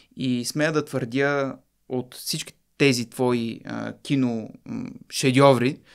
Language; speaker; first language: Bulgarian; native; Bulgarian